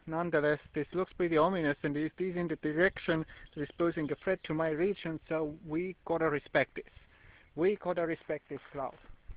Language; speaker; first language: English; non-native, fluent; Estonian